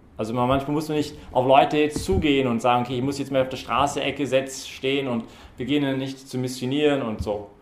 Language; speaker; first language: German; non-native, fluent; English